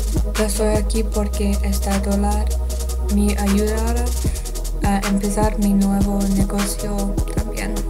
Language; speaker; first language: Spanish; non-native, learner; English